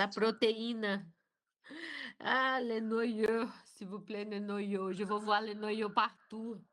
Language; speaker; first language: French; non-native, learner; Portuguese